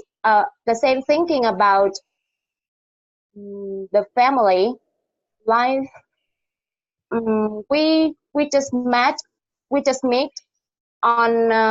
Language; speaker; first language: English; non-native, learner; Vietnamese